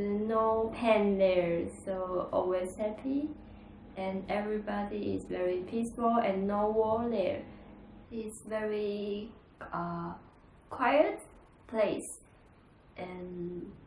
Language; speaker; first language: English; non-native, learner; Chinese